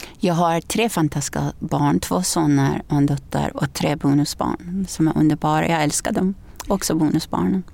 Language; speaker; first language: Swedish; non-native, fluent; Persian